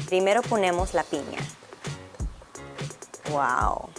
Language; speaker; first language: Spanish; early bilingual, heritage; English